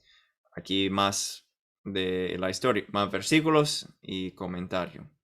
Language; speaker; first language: Spanish; non-native, fluent; English